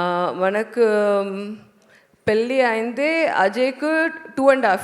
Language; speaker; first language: Telugu; non-native, learner; Tamil